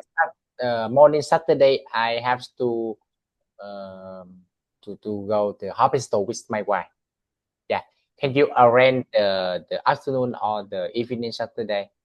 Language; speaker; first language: English; non-native, learner; Vietnamese